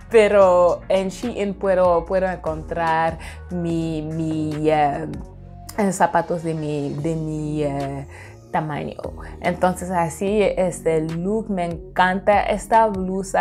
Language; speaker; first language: Spanish; non-native, fluent; English